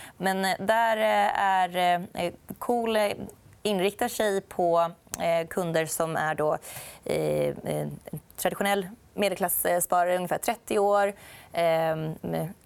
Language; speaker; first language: Swedish; native; Swedish